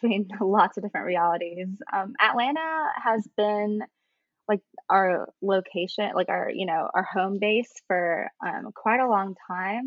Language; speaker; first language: English; native; English